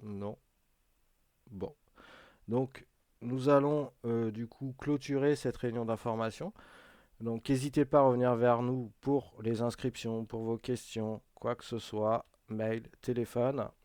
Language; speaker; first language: French; native; French